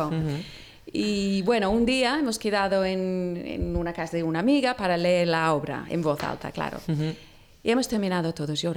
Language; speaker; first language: Spanish; non-native, learner; English